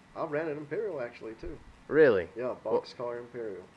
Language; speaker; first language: English; native; English